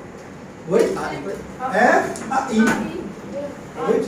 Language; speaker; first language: French; non-native, local second language; Arabic